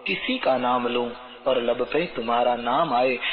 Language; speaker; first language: Hindi; non-native, local second language; Gujarati